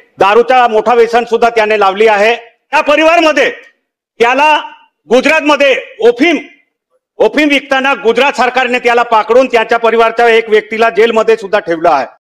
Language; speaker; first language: Marathi; non-native, local second language; Bhili